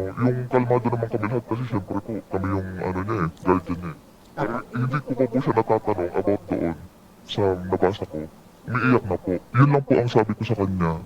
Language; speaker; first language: Filipino; native; Filipino